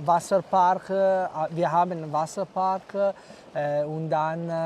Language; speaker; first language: German; non-native, fluent; Italian